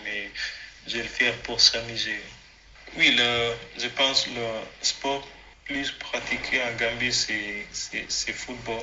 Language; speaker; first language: French; non-native, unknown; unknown